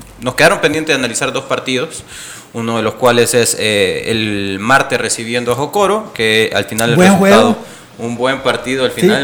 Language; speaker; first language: Spanish; native; Spanish